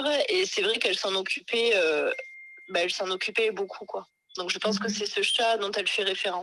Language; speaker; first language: French; native; French